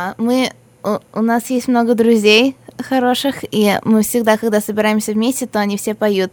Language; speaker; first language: Russian; early bilingual, heritage; Russian